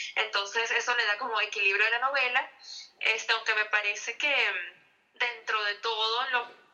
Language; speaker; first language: Spanish; native; Spanish